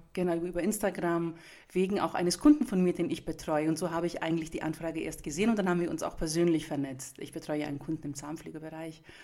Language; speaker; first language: German; early bilingual, other home language; Greek